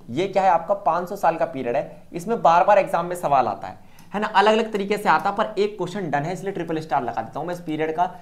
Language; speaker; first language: Hindi; native; Hindi